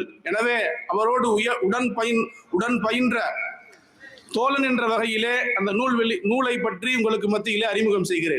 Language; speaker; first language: Tamil; native; Tamil